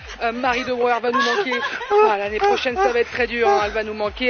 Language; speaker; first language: French; native; French